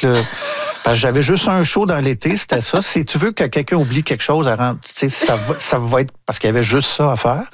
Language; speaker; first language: French; native; French